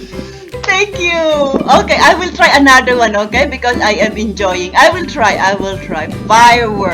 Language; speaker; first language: English; non-native, learner; Thai